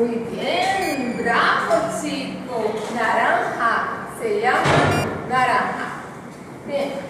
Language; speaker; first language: Spanish; non-native, learner; Portuguese